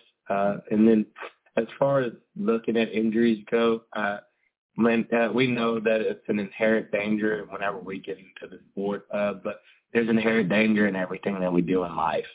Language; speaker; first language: English; native; English